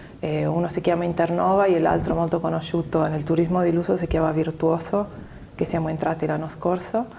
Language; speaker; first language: Italian; non-native, fluent; Spanish